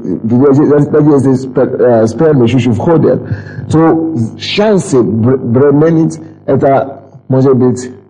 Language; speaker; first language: Russian; non-native, fluent; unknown